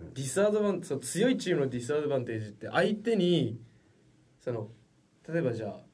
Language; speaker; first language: Japanese; native; Japanese